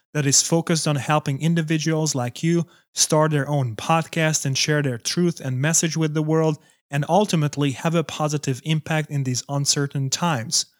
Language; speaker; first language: English; non-native, fluent; Hungarian